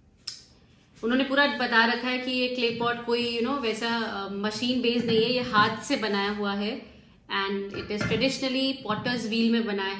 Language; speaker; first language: Hindi; native; Hindi